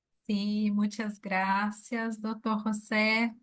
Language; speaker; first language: Spanish; non-native, learner; Portuguese